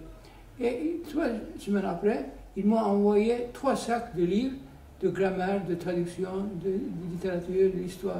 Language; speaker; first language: French; non-native, fluent; Turkish